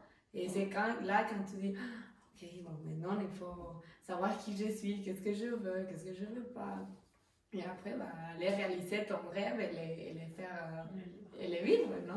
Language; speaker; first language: French; non-native, fluent; Spanish